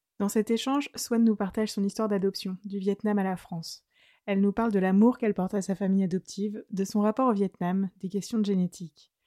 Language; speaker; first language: French; native; French